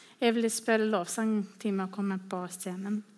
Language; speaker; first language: Norwegian; non-native, fluent; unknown